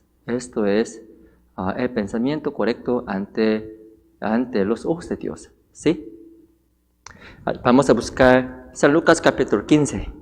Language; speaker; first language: Spanish; non-native, fluent; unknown